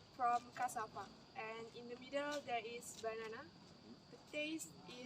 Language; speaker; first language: English; non-native, learner; Indonesian